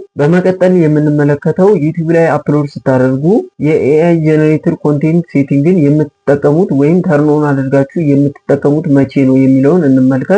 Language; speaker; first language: Amharic; native; Amharic